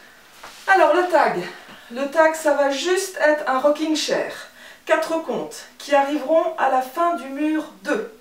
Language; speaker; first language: French; native; French